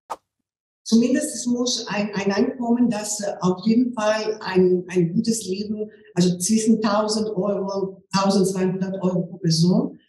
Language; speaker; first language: German; non-native, fluent; Greek